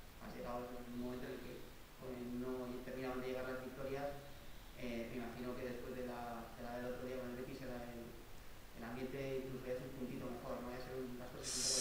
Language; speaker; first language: Spanish; native; Spanish